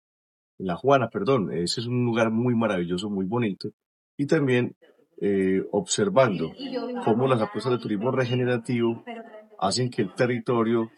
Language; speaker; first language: Spanish; native; Spanish